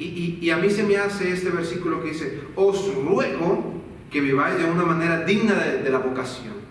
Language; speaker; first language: Spanish; native; Spanish